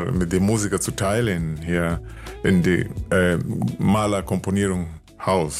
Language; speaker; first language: German; non-native, learner; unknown